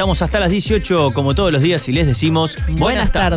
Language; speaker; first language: Spanish; native; Spanish